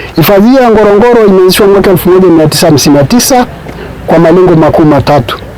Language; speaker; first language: Swahili; non-native, local second language; Masai